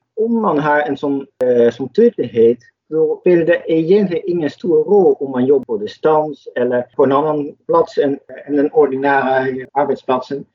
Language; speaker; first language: Swedish; non-native, fluent; Dutch